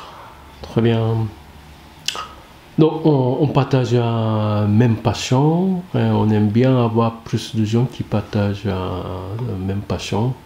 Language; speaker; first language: French; non-native, fluent; Japanese